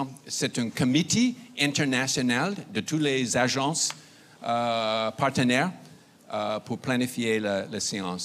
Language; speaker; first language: French; non-native, fluent; English